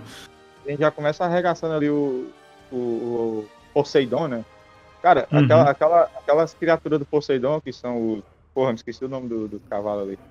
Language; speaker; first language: Portuguese; native; Portuguese